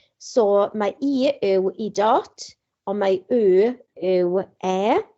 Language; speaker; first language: Welsh; non-native, local second language; English